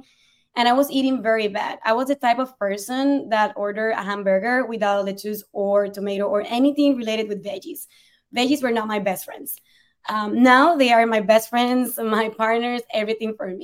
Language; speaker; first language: English; non-native, fluent; Spanish